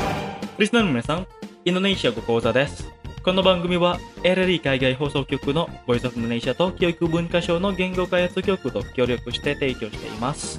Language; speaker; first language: Japanese; non-native, fluent; Indonesian